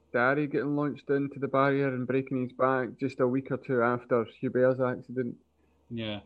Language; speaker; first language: English; native; English